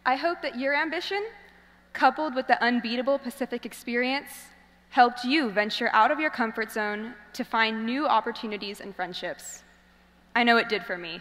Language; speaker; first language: English; native; English